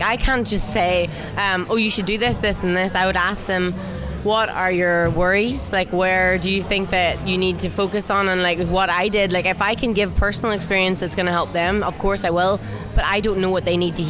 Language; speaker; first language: English; native; English